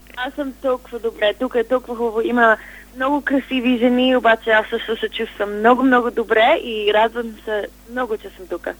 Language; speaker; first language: Bulgarian; early bilingual, heritage; Bulgarian